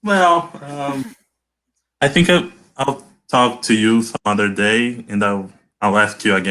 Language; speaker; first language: English; non-native, learner; Portuguese